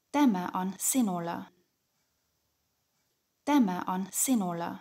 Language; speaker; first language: Finnish; non-native, fluent; German